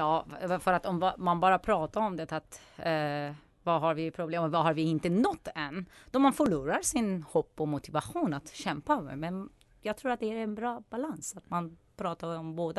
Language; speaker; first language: Swedish; non-native, fluent; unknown